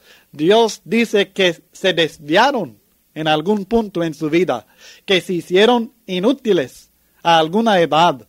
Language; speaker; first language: Spanish; native; Spanish